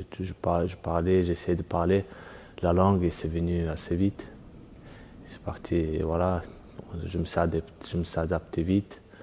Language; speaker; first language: French; early bilingual, other home language; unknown